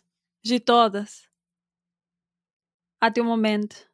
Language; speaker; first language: Portuguese; non-native, fluent; Spanish